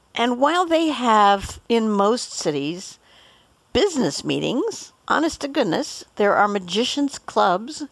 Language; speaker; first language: English; native; English